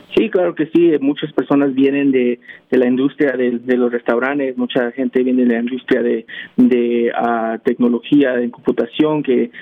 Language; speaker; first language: Spanish; early bilingual, heritage; Spanish